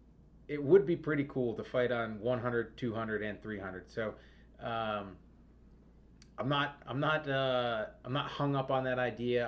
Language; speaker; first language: English; native; English